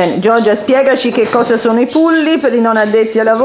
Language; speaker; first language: Italian; native; Italian